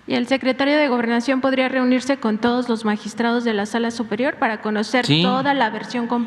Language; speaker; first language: Spanish; native; Spanish